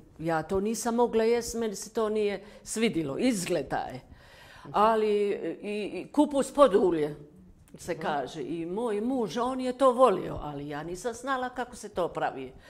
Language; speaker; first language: Croatian; non-native, fluent; German